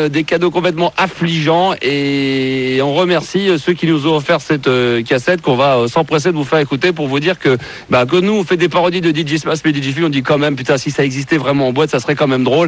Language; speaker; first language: French; native; French